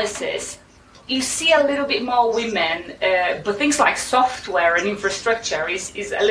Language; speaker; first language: English; non-native, fluent; Portuguese